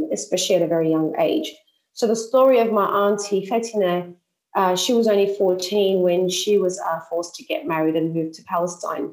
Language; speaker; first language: English; native; English